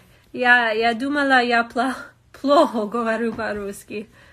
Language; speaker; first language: Russian; non-native, learner; English